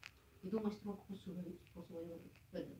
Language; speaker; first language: Russian; non-native, fluent; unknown